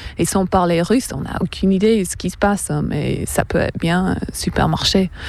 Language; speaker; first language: French; non-native, fluent; English